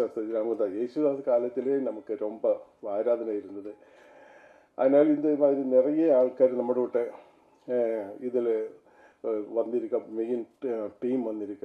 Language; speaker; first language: Tamil; non-native, learner; Malayalam